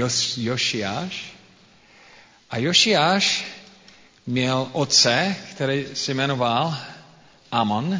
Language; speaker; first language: Czech; non-native, fluent; English